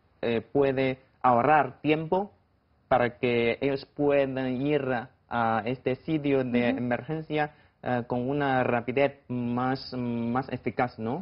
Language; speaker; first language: Spanish; non-native, fluent; Chinese